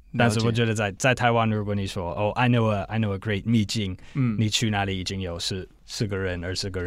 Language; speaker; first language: Chinese; non-native, fluent; English